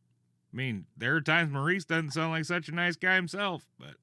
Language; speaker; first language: English; native; English